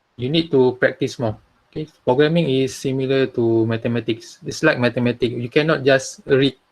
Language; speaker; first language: English; non-native, local second language; Malay